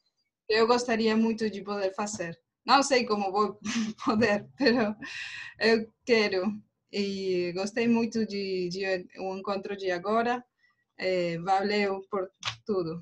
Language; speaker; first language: Portuguese; non-native, learner; Spanish